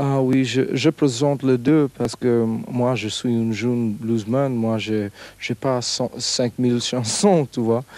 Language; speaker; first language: French; non-native, learner; English